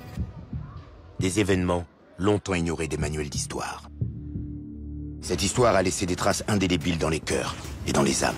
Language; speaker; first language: French; native; French